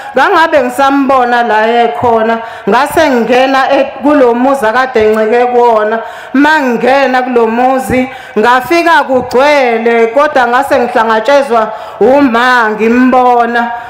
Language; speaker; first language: Zulu; native; Zulu